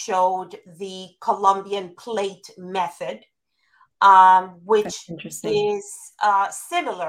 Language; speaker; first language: English; non-native, fluent; Spanish